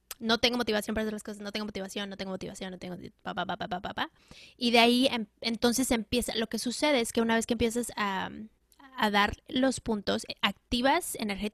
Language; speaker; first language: Spanish; native; Spanish